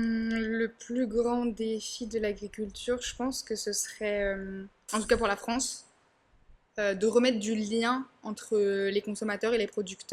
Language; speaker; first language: French; native; French